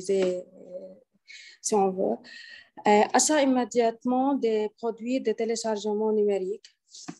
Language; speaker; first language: French; non-native, learner; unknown